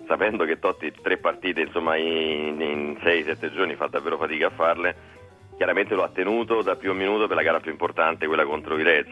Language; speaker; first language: Italian; native; Italian